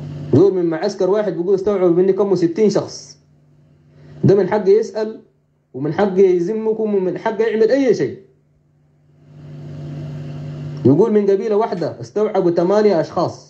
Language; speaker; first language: Arabic; native; Arabic